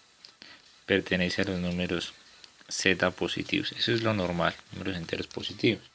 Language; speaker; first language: Spanish; native; Spanish